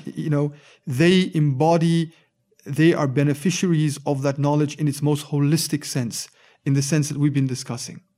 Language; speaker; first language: English; native; English